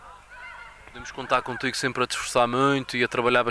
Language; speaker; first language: Portuguese; native; Portuguese